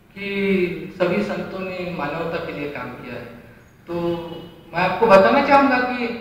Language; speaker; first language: Hindi; non-native, local second language; Marathi